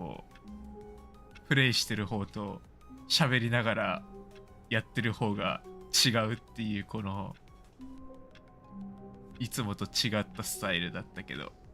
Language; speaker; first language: Japanese; native; Japanese